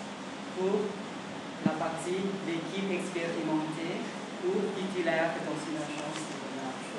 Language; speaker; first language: French; non-native, learner; Vietnamese